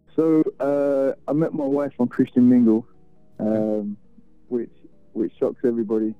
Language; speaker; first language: English; native; English